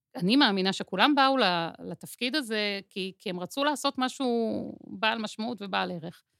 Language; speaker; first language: Hebrew; native; Hebrew